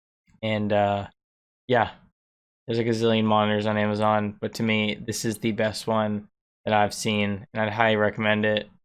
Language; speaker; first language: English; native; English